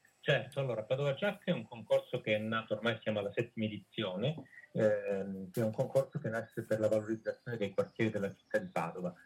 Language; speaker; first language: Italian; native; Italian